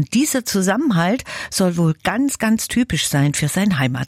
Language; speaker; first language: German; native; German